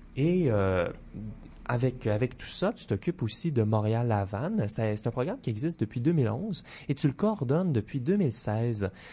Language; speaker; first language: French; native; French